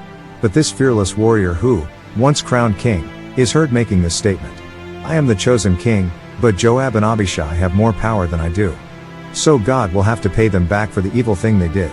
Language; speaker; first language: English; native; English